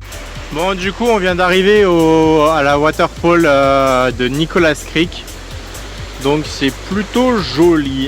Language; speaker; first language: French; native; French